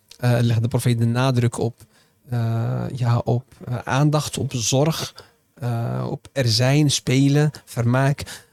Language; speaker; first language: Dutch; early bilingual, other home language; Arabic